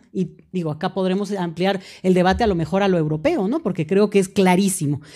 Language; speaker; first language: Spanish; native; Spanish